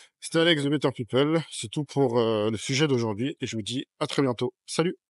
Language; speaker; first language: French; native; French